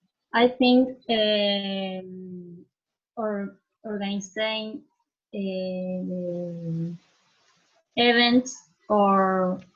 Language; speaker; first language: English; non-native, learner; Spanish